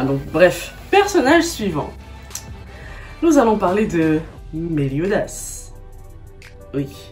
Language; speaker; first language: French; native; French